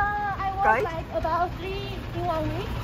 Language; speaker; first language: English; non-native, fluent; Chinese